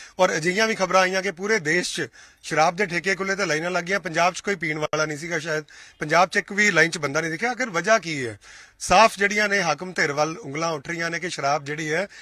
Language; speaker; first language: Punjabi; native; Punjabi